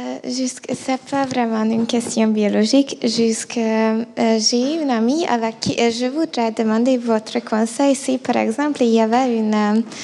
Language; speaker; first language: French; non-native, fluent; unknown